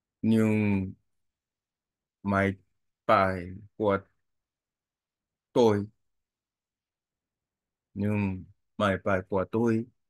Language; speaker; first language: Vietnamese; non-native, learner; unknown